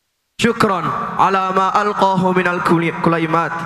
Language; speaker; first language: Arabic; non-native, learner; Indonesian